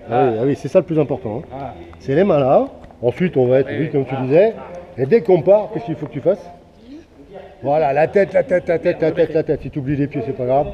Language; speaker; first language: French; native; French